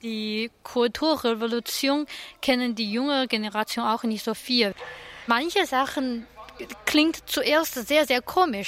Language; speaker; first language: German; non-native, learner; Chinese